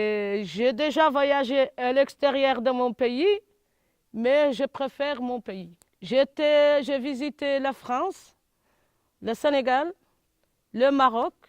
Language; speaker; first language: French; non-native, local second language; Arabic